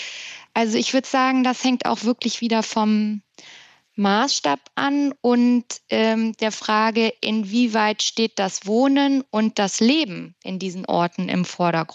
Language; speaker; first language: German; native; German